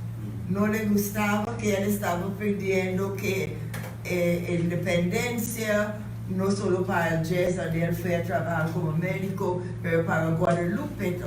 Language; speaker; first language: Spanish; non-native, fluent; English